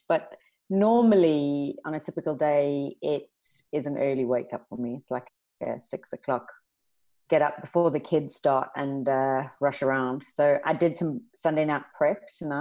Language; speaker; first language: English; native; English